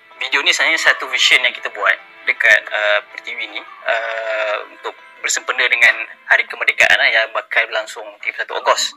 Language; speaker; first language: Malay; native; Malay